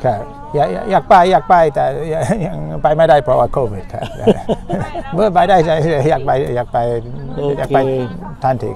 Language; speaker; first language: Thai; non-native, fluent; English